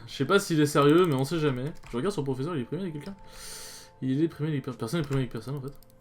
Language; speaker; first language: French; native; French